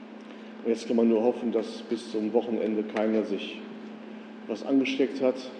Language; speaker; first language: German; native; German